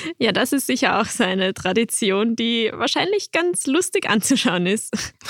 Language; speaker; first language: German; native; German